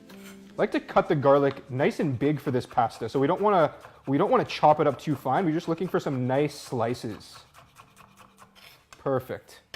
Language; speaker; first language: English; native; English